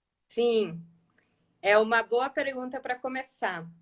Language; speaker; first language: Portuguese; native; Portuguese